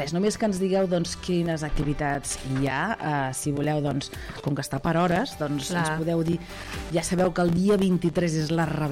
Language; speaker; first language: Catalan; native; Catalan